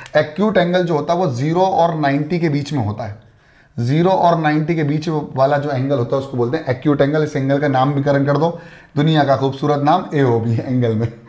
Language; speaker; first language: Hindi; native; Hindi